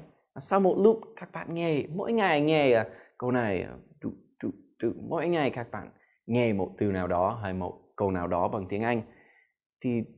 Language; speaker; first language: Vietnamese; non-native, fluent; English